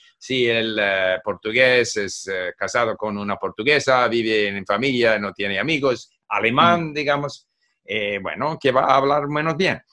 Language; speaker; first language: Spanish; non-native, fluent; English